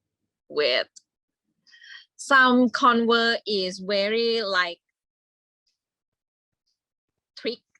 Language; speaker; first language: English; non-native, learner; Thai